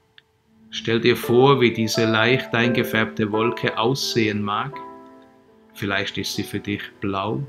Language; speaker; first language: German; native; German